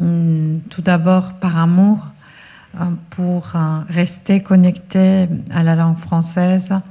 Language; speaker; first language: French; non-native, fluent; Georgian